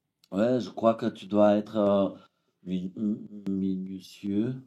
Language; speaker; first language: French; non-native, fluent; Bulgarian